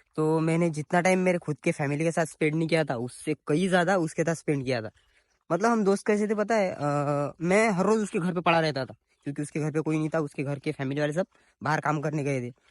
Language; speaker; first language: Hindi; non-native, local second language; Marathi